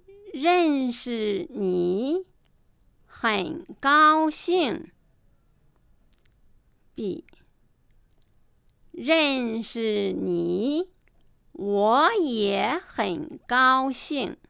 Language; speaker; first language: Chinese; non-native, fluent; Japanese